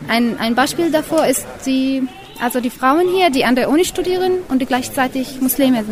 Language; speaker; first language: German; non-native, fluent; Arabic